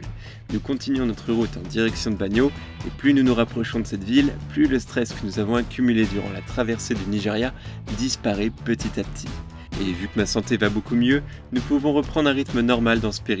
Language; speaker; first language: French; native; French